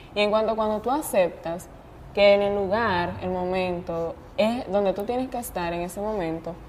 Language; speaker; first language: Spanish; native; Spanish